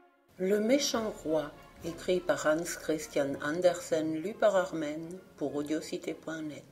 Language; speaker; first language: French; native; French